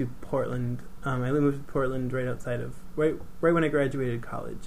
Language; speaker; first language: English; native; English